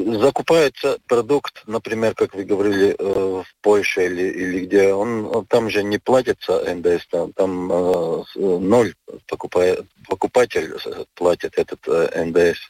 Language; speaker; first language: Russian; non-native, local second language; Latvian